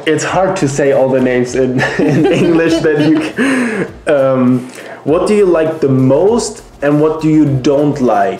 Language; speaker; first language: English; non-native, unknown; German